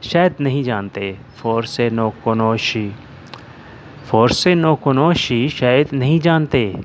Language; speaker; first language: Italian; non-native, learner; Urdu